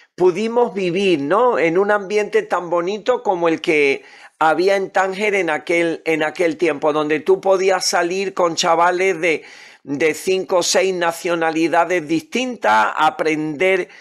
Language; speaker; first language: Spanish; native; Spanish